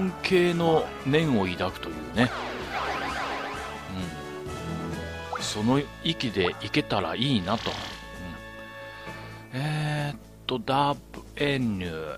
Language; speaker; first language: Japanese; native; Japanese